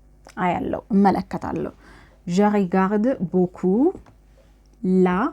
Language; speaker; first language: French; non-native, fluent; Amharic